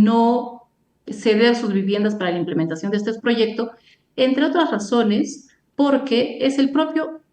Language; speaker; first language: Spanish; native; Spanish